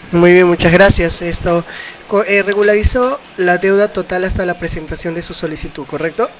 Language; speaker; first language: Spanish; native; Spanish